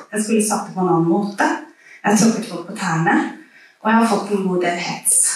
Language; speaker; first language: Norwegian; early bilingual, other home language; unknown